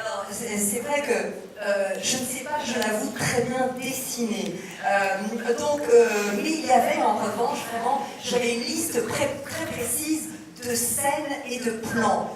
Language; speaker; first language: French; native; French